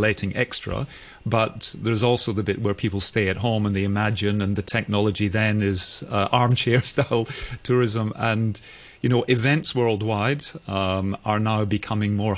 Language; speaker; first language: English; native; English